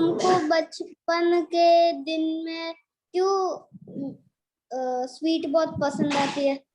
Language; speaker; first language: Hindi; non-native, local second language; Gujarati